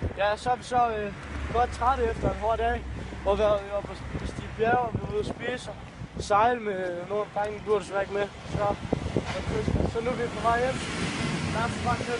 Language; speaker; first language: Danish; native; Danish